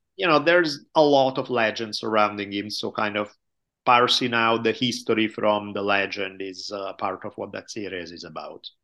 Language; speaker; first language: English; non-native, fluent; Italian